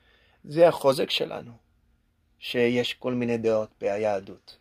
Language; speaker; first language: Hebrew; non-native, learner; English